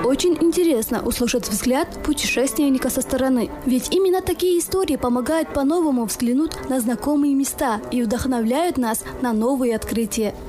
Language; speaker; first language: Russian; non-native, local second language; Tajik